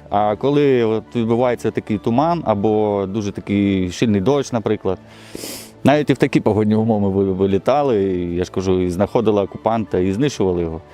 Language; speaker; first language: Ukrainian; non-native, local second language; Russian